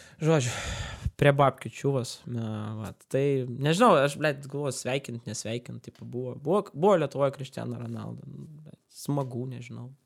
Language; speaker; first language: Lithuanian; non-native, local second language; Russian